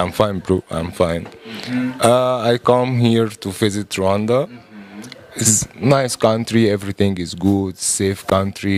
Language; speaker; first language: English; non-native, learner; Arabic